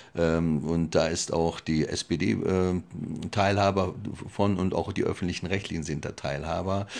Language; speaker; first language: German; native; German